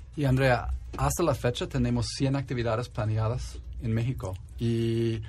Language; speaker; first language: Spanish; non-native, fluent; English